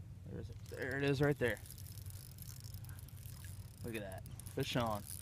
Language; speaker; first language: English; native; English